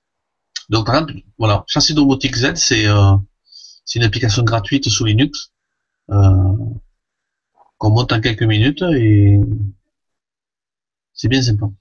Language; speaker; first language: French; native; French